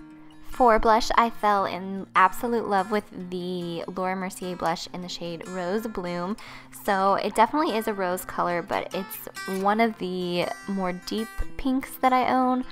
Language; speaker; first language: English; native; English